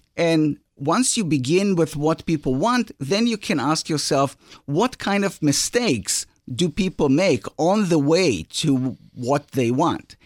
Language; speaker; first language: English; non-native, fluent; Hebrew